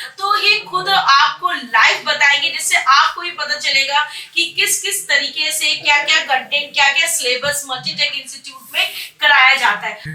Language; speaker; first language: Hindi; native; Hindi